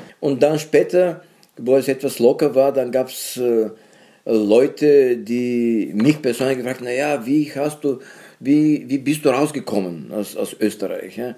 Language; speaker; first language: German; non-native, fluent; Bulgarian